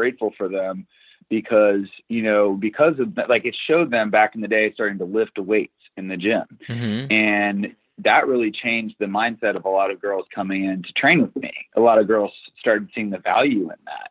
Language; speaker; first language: English; native; English